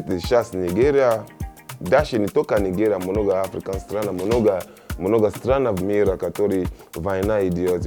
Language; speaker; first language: Russian; non-native, learner; Yoruba